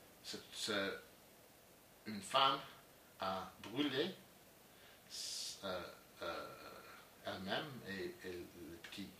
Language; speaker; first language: French; non-native, learner; English